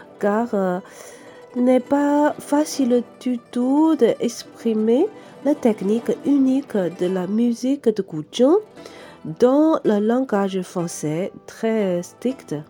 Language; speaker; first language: French; non-native, fluent; Chinese